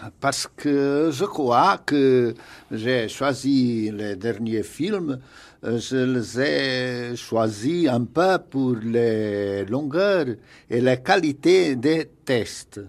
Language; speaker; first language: French; non-native, fluent; Portuguese